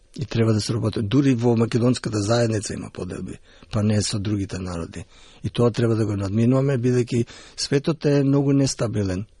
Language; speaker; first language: Macedonian; early bilingual, heritage; Macedonian